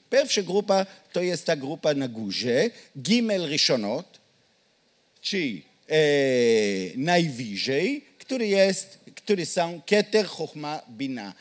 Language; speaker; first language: Polish; non-native, learner; Hebrew